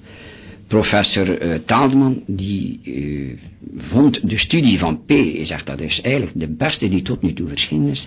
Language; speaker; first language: Dutch; native; Dutch